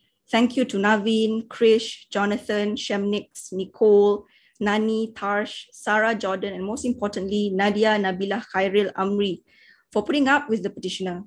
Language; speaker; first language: English; non-native, local second language; Malay